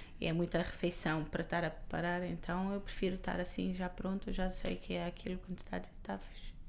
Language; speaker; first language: Portuguese; non-native, local second language; Kabuverdianu